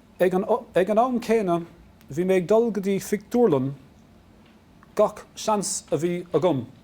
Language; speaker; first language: Irish; non-native, local second language; English